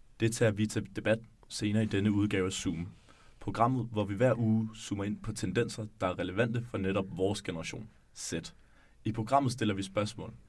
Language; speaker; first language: Danish; native; Danish